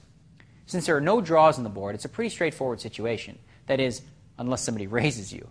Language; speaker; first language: English; native; English